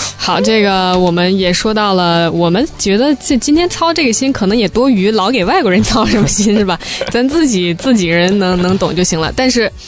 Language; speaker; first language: Chinese; native; Chinese